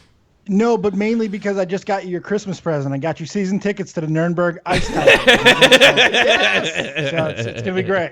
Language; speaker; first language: English; native; English